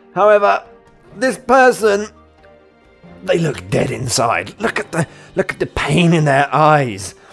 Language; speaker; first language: English; native; English